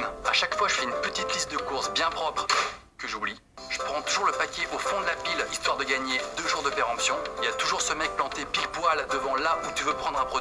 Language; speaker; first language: French; native; French